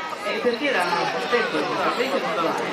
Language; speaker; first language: Italian; native; Italian